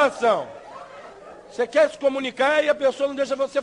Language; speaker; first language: Portuguese; native; Portuguese